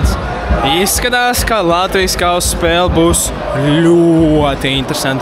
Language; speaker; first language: Latvian; native; Latvian